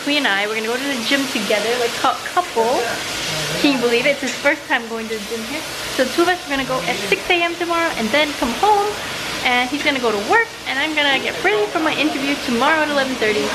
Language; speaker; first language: English; native; English